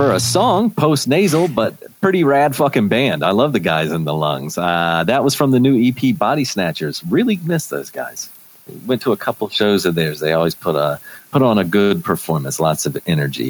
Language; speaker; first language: English; native; English